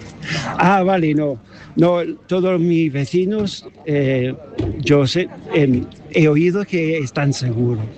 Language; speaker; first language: Spanish; non-native, learner; English